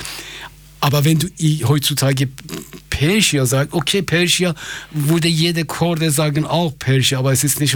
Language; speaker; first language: German; non-native, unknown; Persian